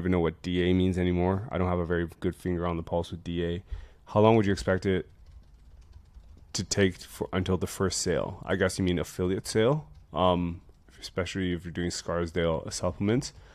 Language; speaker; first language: English; native; English